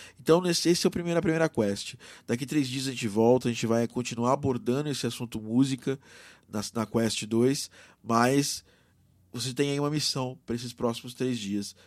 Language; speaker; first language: Portuguese; native; Portuguese